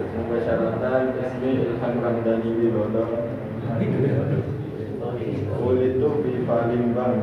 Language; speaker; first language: Arabic; non-native, learner; Indonesian